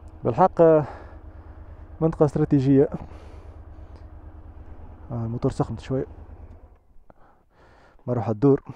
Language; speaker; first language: Arabic; native; Arabic